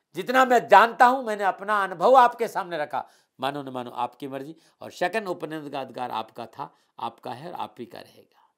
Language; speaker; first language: Hindi; native; Hindi